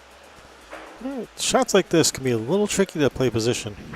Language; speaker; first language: English; native; English